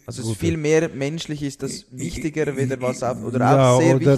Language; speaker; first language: German; native; German